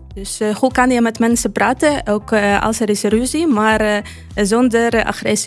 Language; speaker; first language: Dutch; non-native, fluent; Ukrainian